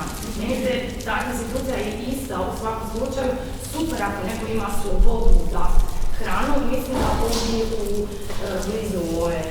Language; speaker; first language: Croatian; non-native, fluent; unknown